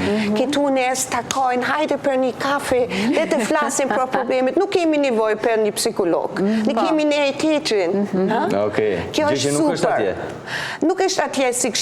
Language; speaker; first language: Albanian; non-native, fluent; German